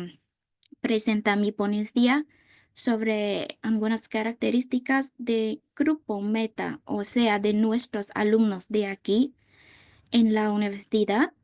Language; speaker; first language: Spanish; non-native, fluent; Vietnamese